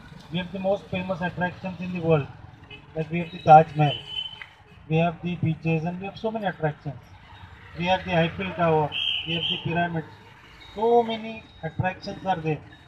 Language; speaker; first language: English; non-native, local second language; Marathi